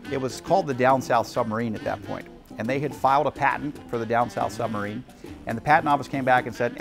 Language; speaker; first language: English; native; English